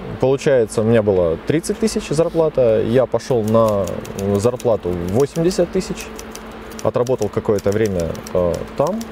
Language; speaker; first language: Russian; native; Russian